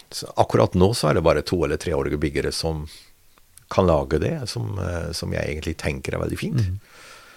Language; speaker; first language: Norwegian; non-native, fluent; Dutch